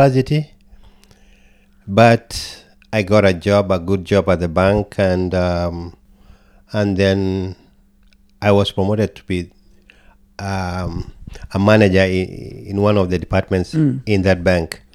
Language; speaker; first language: English; non-native, local second language; Gusii